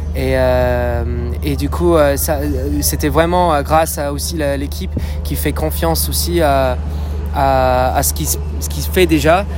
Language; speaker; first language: French; non-native, fluent; English